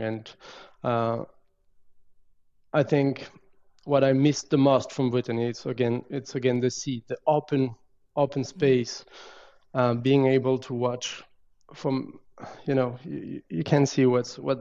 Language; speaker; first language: English; non-native, fluent; French